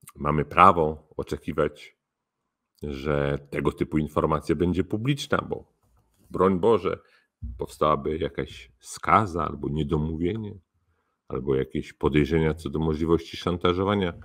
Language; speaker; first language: Polish; native; Polish